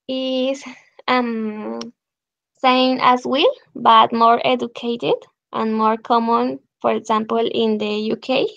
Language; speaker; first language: English; non-native, learner; Spanish